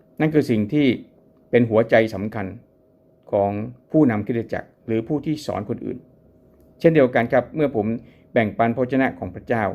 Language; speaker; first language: Thai; native; Thai